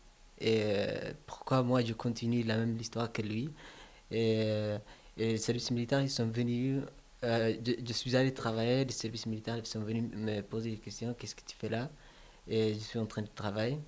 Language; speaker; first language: French; non-native, learner; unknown